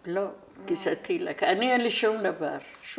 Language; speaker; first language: Hebrew; non-native, fluent; Persian